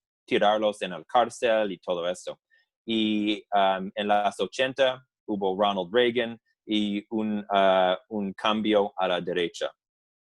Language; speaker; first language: Spanish; non-native, fluent; English